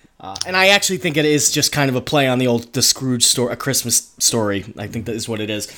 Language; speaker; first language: English; native; English